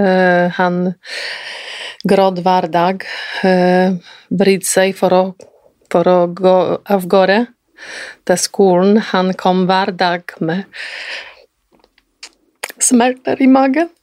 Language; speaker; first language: Norwegian; non-native, fluent; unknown